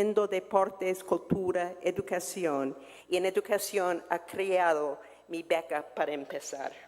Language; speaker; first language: Spanish; non-native, fluent; English